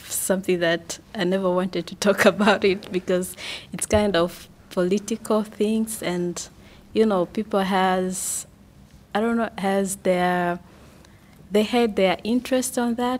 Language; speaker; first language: English; non-native, local second language; Swahili